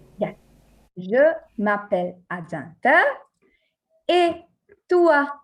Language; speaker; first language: French; non-native, fluent; Sinhala